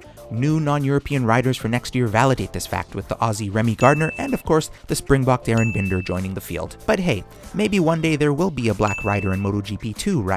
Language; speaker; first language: English; native; English